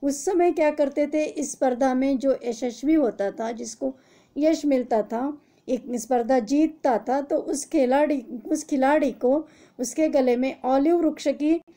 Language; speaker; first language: Hindi; non-native, local second language; Marathi